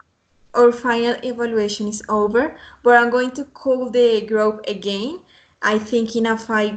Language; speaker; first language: English; non-native, fluent; Spanish